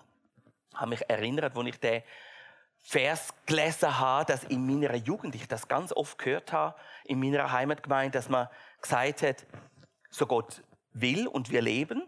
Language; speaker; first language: German; native; German